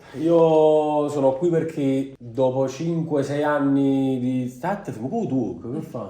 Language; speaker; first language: Italian; native; Italian